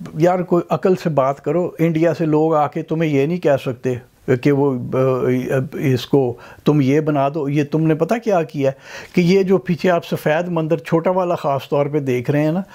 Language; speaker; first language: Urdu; non-native, local second language; Punjabi